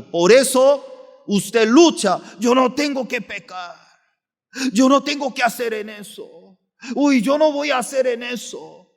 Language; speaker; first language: Spanish; non-native, fluent; Korean